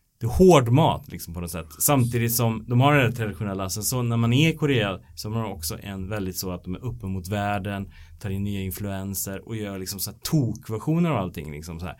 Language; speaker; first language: Swedish; native; Swedish